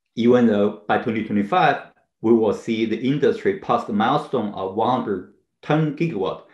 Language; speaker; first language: English; non-native, fluent; Chinese